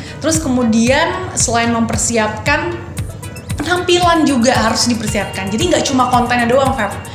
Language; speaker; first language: Indonesian; native; Indonesian